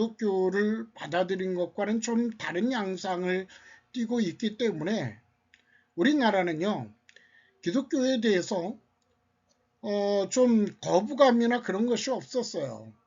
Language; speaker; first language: Korean; native; Korean